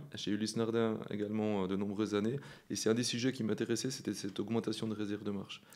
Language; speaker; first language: French; native; French